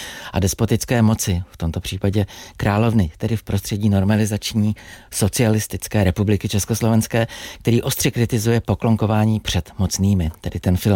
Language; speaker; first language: Czech; native; Czech